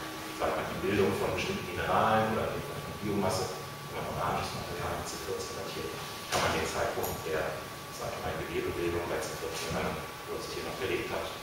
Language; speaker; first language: German; native; German